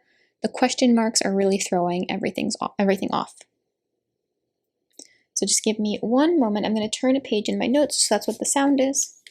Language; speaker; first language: English; native; English